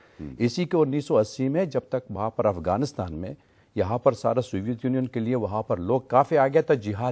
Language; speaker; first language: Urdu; non-native, learner; Arabic